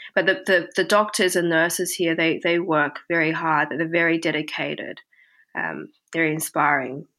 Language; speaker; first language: English; early bilingual, other home language; Chinese